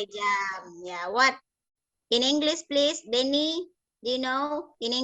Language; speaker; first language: English; non-native, learner; Indonesian